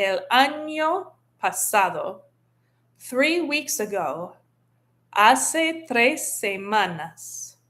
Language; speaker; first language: Spanish; non-native, fluent; English